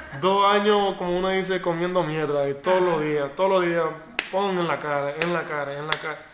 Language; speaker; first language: Spanish; early bilingual, heritage; Spanish